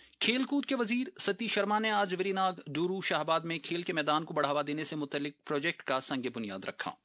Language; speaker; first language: Urdu; non-native, local second language; Kashmiri